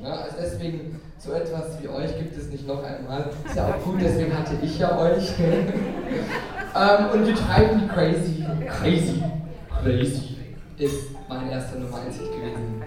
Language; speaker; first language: German; native; German